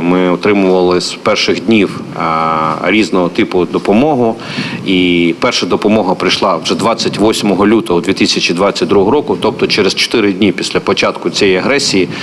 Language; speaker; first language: Ukrainian; native; Ukrainian